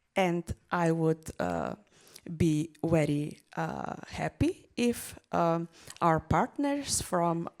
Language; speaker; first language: English; non-native, fluent; Slovenian